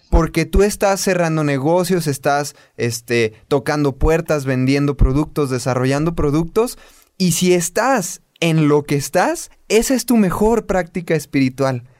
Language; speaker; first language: Spanish; native; Spanish